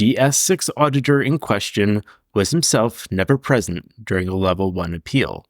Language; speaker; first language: English; native; English